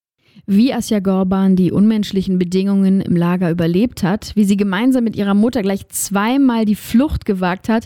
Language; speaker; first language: German; native; German